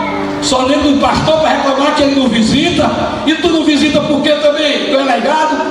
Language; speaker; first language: Portuguese; native; Portuguese